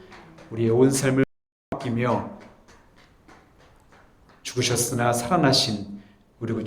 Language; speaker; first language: Korean; native; Korean